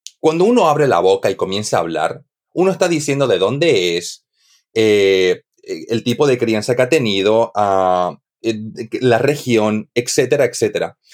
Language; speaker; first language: Spanish; native; Spanish